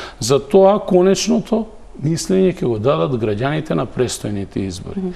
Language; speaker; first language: Macedonian; native; Macedonian